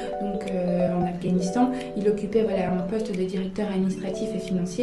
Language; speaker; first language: French; native; French